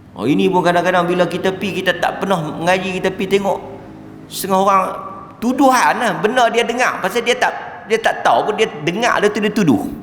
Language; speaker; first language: Malay; native; Malay